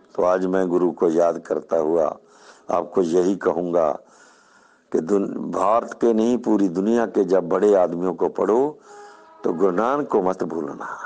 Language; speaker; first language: Hindi; non-native, local second language; Punjabi